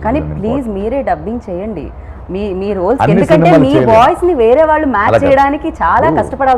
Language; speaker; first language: Telugu; native; Telugu